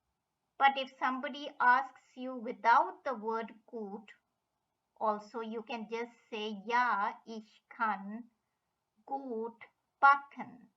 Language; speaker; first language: German; non-native, fluent; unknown